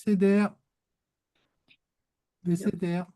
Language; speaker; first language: Hebrew; non-native, learner; French